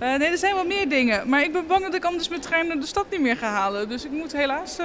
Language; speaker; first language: Dutch; native; Dutch